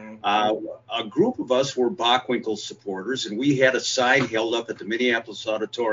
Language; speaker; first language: English; native; English